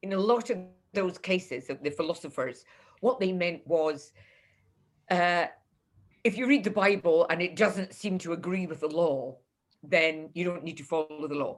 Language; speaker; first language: English; native; English